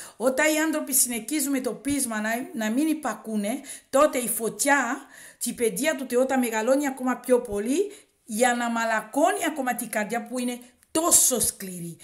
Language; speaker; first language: Greek; non-native, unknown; Swahili